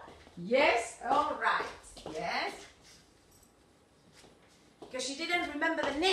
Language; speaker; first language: English; non-native, fluent; Spanish